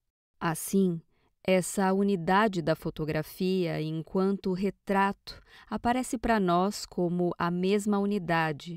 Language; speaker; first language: Portuguese; native; Portuguese